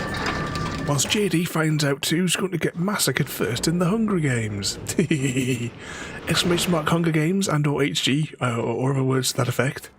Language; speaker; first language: English; native; English